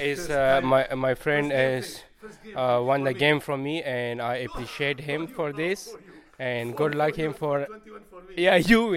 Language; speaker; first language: English; non-native, learner; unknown